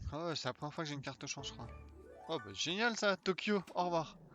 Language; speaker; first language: French; native; French